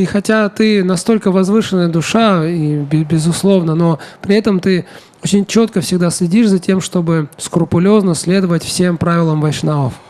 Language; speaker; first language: Russian; native; Russian